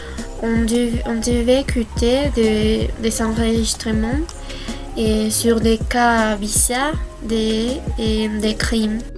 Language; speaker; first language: French; non-native, fluent; Spanish